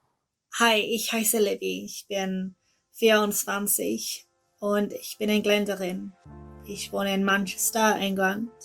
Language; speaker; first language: German; non-native, learner; English